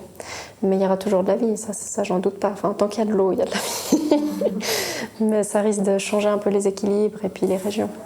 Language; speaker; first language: French; native; French